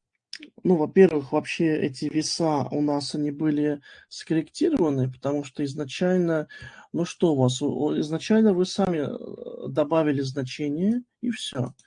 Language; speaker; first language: Russian; native; Russian